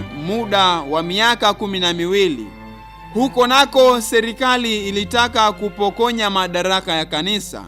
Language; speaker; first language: Swahili; native; Swahili